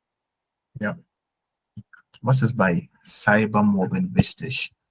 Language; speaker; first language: German; non-native, fluent; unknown